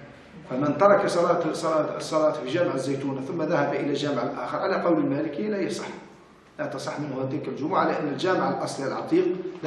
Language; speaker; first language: Arabic; native; Arabic